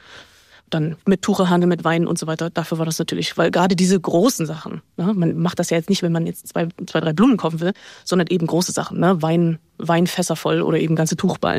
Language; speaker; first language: German; native; German